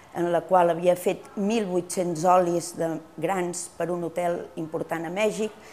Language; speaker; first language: Catalan; early bilingual, other home language; Spanish